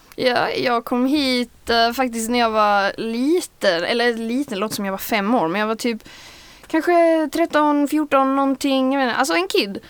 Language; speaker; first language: Swedish; native; Swedish